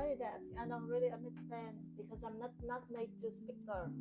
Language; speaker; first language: English; non-native, learner; Vietnamese